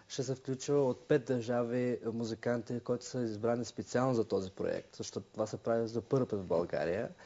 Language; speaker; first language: Bulgarian; non-native, fluent; Uzbek